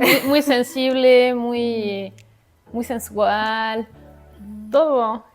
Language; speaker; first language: Spanish; non-native, fluent; French